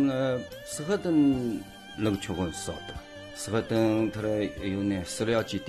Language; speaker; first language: Mongolian; non-native, local second language; Chinese